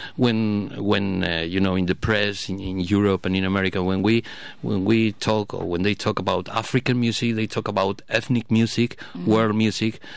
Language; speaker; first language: English; non-native, fluent; Basque